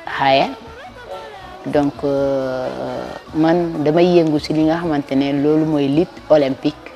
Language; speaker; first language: Wolof; non-native, local second language; Jola-Fonyi